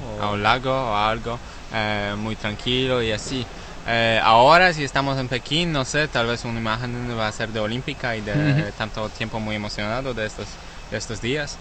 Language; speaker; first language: Spanish; non-native, learner; Polish